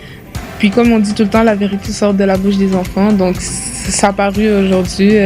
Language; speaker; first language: French; native; French